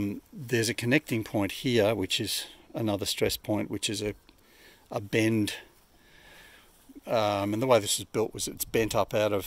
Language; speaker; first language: English; native; English